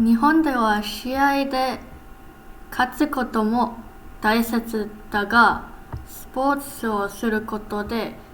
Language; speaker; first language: Japanese; non-native, learner; English